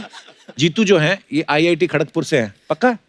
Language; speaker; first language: Hindi; native; Hindi